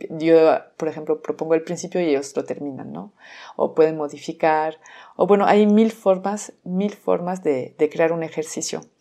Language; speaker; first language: Spanish; non-native, fluent; French